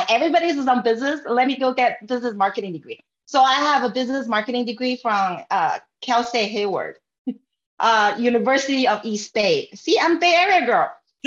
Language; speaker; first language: English; non-native, fluent; Chinese